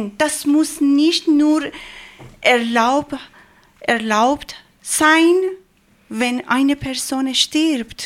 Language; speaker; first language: German; non-native, learner; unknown